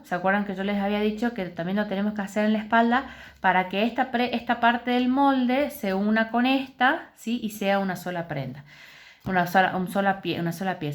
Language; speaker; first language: Spanish; native; Spanish